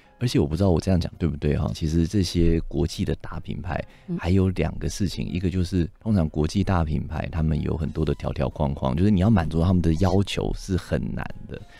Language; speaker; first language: Chinese; native; Chinese